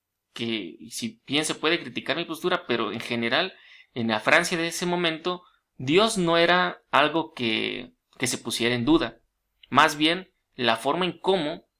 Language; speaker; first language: Spanish; native; Spanish